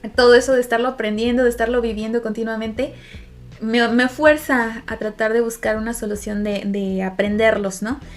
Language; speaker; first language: Spanish; native; Spanish